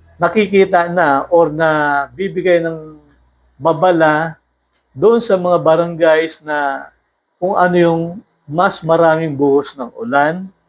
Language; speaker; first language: Filipino; native; Filipino